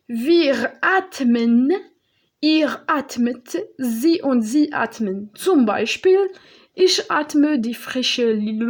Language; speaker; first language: German; non-native, learner; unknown